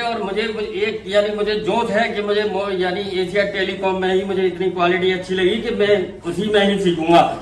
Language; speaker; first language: Hindi; native; Hindi